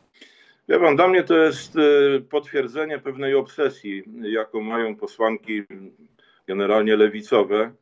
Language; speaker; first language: Polish; native; Polish